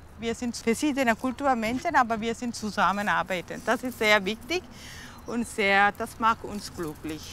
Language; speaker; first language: German; non-native, learner; Tamil